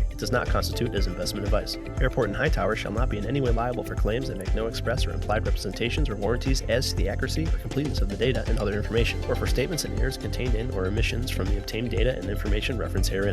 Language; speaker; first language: English; native; English